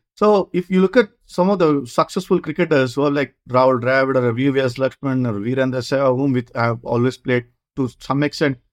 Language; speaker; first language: English; non-native, local second language; Kannada